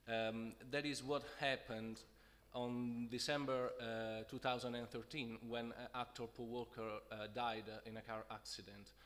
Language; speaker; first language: English; non-native, fluent; Italian